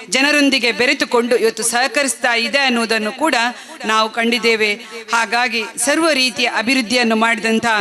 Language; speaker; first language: Kannada; native; Kannada